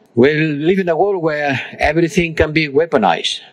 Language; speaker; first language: English; non-native, fluent; Spanish